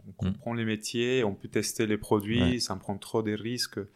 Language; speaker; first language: French; non-native, fluent; Spanish